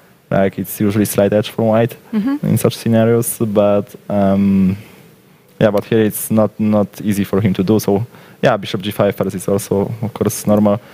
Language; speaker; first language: English; non-native, fluent; Polish